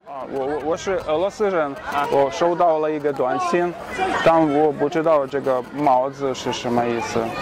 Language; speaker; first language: Chinese; non-native, learner; Russian